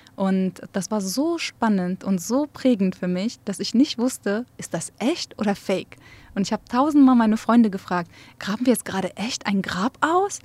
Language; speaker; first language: German; early bilingual, other home language; Central Kurdish